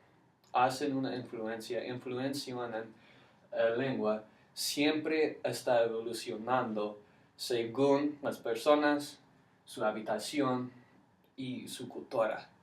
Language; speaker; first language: Spanish; non-native, fluent; English